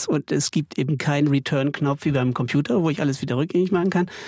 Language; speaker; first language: German; native; German